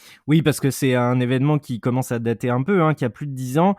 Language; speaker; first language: French; native; French